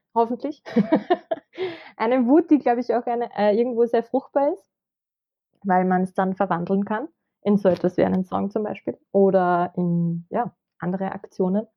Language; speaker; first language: German; native; German